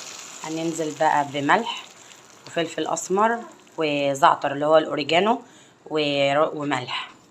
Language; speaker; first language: Arabic; native; Arabic